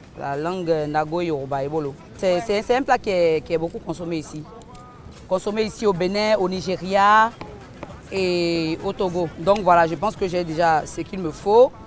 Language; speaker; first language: French; non-native, local second language; Yoruba